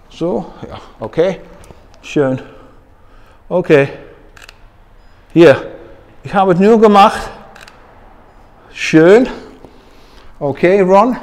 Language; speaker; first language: German; non-native, learner; Dutch